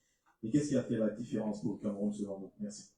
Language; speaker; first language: French; native; French